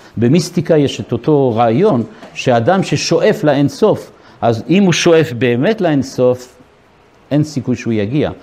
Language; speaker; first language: Hebrew; non-native, fluent; French